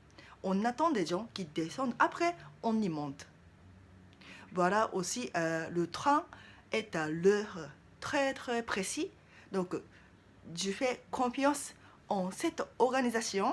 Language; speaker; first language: French; non-native, learner; Japanese